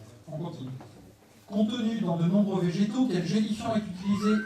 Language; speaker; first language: French; native; French